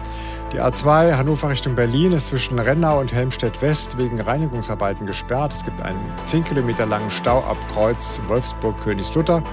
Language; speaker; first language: German; native; German